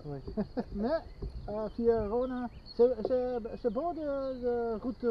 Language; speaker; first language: French; non-native, learner; Dutch